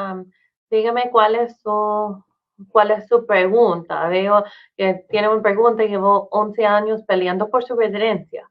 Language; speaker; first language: Spanish; non-native, fluent; English